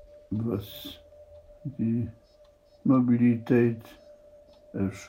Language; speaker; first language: German; non-native, fluent; Polish